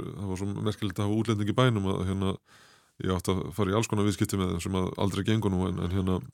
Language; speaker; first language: Icelandic; native; Icelandic